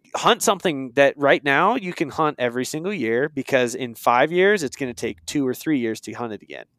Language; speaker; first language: English; native; English